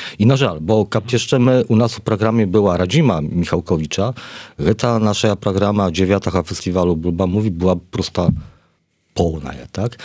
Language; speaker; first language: Polish; non-native, learner; Belarusian